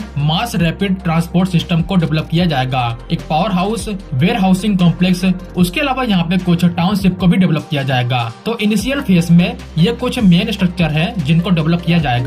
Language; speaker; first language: Hindi; native; Hindi